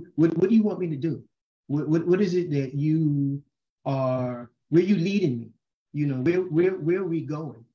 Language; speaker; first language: English; native; English